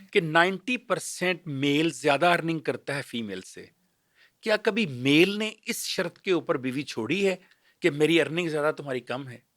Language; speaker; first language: Urdu; native; Urdu